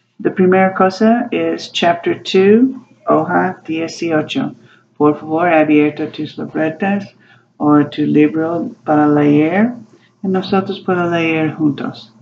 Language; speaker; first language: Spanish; non-native, learner; English